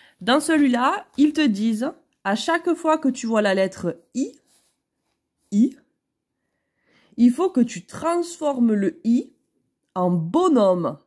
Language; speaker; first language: French; native; French